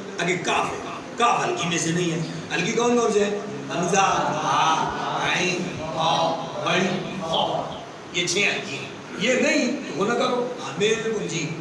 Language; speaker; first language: Urdu; non-native, local second language; Punjabi